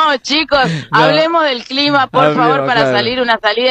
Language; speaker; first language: Spanish; native; Spanish